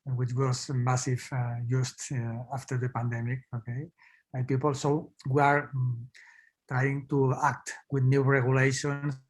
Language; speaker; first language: English; non-native, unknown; Catalan